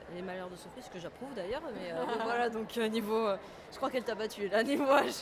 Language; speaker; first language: French; native; French